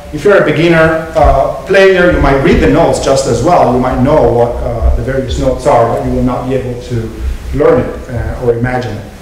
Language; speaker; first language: English; non-native, fluent; Italian